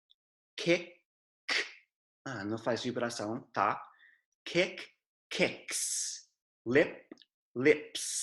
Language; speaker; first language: Portuguese; non-native, fluent; English